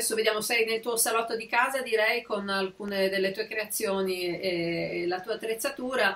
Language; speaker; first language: Italian; native; Italian